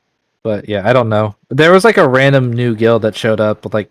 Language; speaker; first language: English; native; English